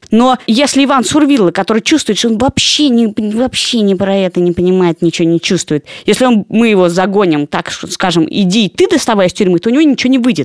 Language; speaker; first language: Russian; native; Russian